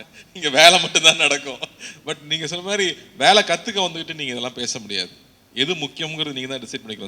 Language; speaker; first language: Tamil; native; Tamil